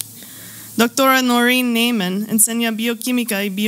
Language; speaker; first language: Spanish; non-native, learner; English